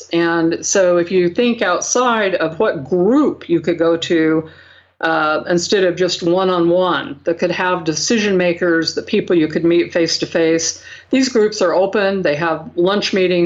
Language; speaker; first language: English; native; English